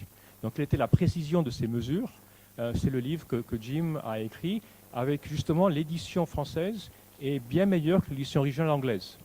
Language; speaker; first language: French; native; French